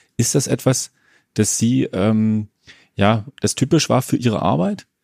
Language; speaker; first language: German; native; German